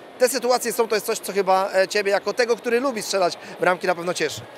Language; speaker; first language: Polish; native; Polish